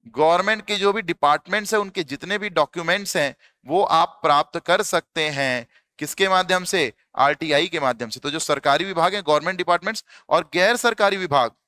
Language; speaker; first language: Hindi; native; Hindi